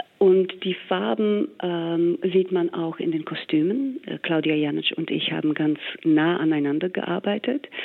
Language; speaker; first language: German; non-native, fluent; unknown